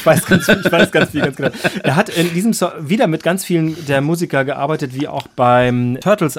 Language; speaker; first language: German; native; German